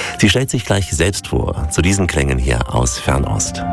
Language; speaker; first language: German; native; German